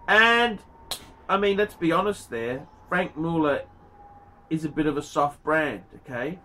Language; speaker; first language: English; native; English